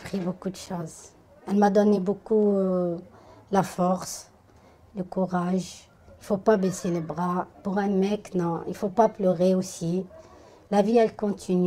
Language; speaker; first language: French; non-native, fluent; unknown